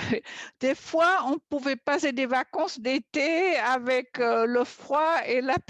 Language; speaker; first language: French; non-native, fluent; German